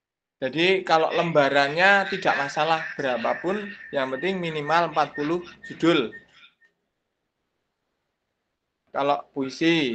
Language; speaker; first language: Indonesian; native; Indonesian